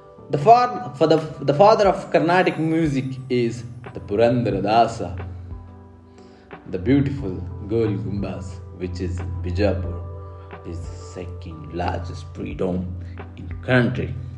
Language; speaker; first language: English; non-native, local second language; Kannada